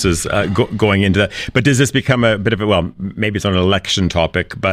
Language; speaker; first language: English; native; English